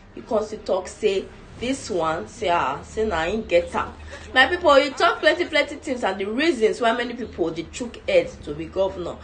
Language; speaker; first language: Nigerian Pidgin; native; Nigerian Pidgin